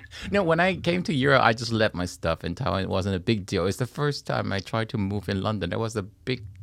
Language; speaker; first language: English; non-native, fluent; Chinese